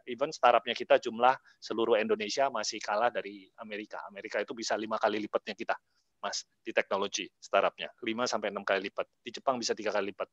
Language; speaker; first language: Indonesian; native; Indonesian